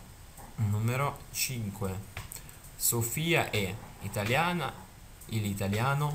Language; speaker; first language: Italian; non-native, fluent; Russian